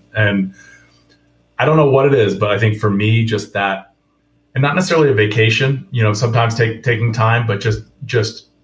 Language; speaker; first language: English; native; English